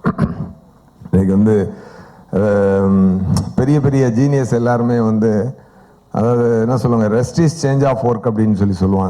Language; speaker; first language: Tamil; native; Tamil